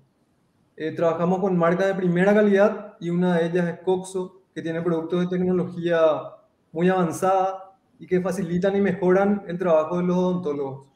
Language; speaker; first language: Spanish; native; Spanish